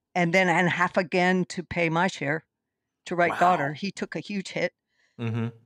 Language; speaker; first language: English; native; English